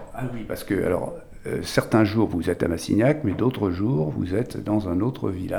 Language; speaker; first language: French; native; French